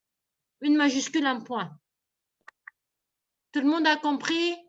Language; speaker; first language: French; non-native, local second language; Arabic